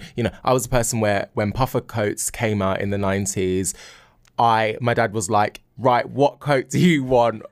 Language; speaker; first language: English; native; English